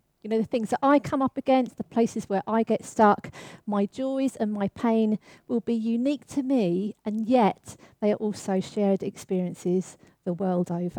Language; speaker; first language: English; native; English